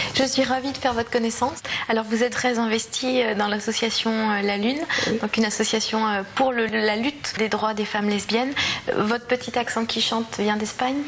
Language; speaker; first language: French; native; French